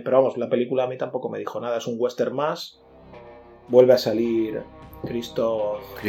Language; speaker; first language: Spanish; native; Spanish